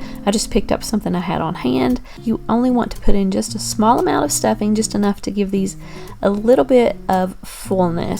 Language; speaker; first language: English; native; English